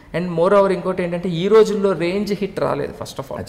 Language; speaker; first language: Telugu; native; Telugu